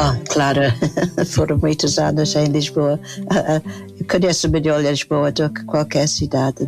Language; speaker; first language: Portuguese; non-native, fluent; English